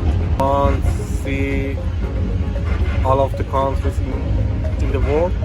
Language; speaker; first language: English; non-native, learner; Persian